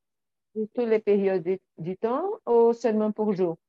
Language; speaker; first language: French; non-native, learner; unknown